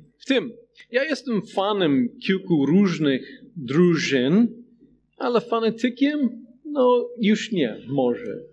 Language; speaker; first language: Polish; non-native, fluent; English